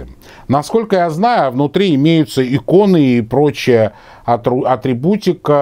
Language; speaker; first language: Russian; native; Russian